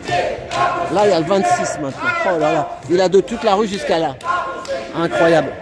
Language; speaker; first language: French; native; French